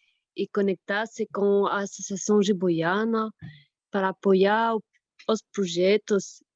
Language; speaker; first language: Portuguese; non-native, fluent; French